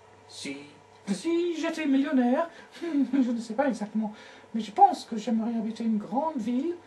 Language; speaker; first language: French; non-native, learner; English